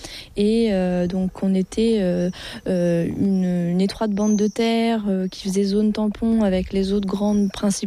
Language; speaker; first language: French; native; French